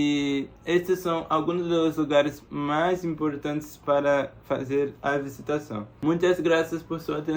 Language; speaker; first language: Spanish; non-native, learner; Portuguese